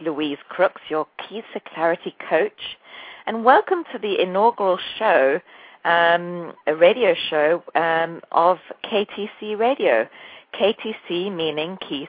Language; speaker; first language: English; native; English